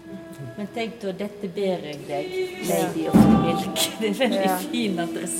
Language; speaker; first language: Norwegian; native; Norwegian